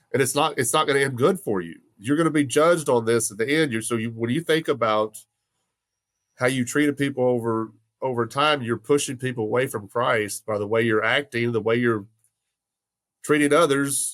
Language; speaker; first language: English; native; English